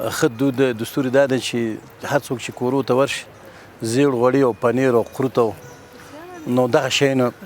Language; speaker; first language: Pashto; non-native, local second language; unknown